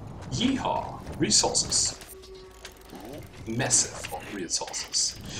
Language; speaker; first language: English; non-native, learner; German